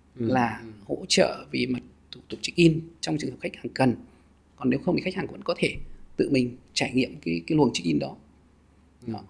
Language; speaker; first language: Vietnamese; native; Vietnamese